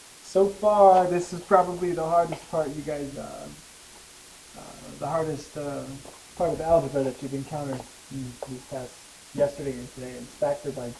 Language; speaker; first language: English; native; English